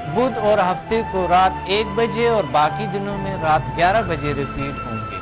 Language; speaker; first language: Urdu; non-native, local second language; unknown